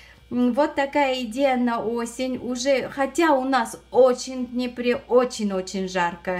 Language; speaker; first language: Russian; non-native, fluent; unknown